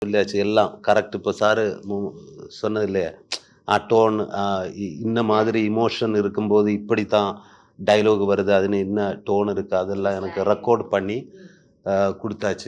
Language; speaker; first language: Tamil; non-native, learner; Malayalam